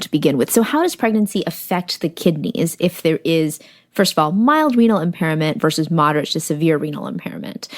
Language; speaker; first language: English; native; English